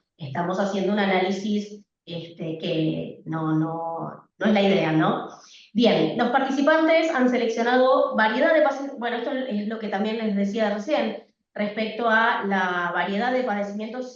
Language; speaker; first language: Spanish; native; Spanish